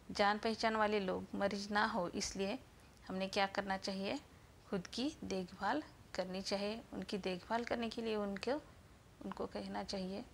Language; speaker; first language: Hindi; non-native, local second language; Marathi